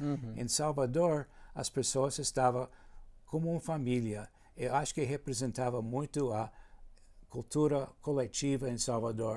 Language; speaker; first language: Portuguese; non-native, fluent; English